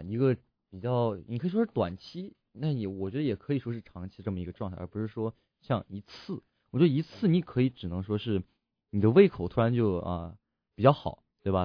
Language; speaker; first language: Chinese; native; Chinese